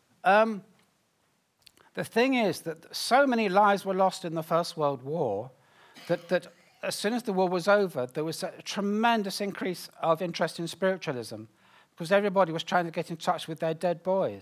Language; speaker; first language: English; native; English